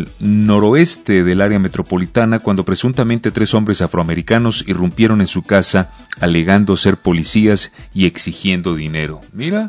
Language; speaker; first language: Spanish; native; Spanish